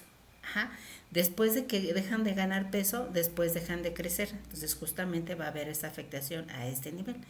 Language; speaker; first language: Spanish; native; Spanish